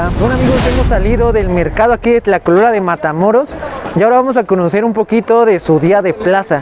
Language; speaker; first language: Spanish; native; Spanish